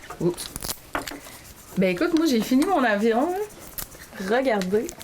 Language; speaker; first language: French; native; French